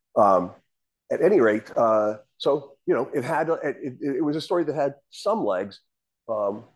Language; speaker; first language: English; native; English